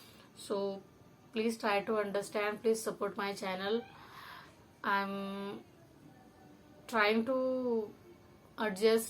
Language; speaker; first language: English; non-native, local second language; Marathi